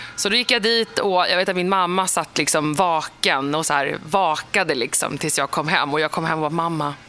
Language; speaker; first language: Swedish; native; Swedish